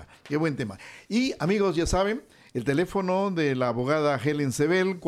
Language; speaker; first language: Spanish; native; Spanish